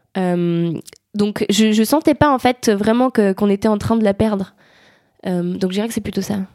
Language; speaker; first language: French; native; French